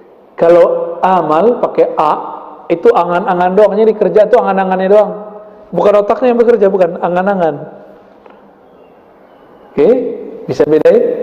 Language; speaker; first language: Indonesian; native; Indonesian